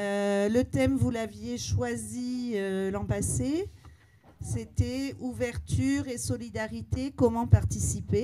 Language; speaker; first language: French; native; French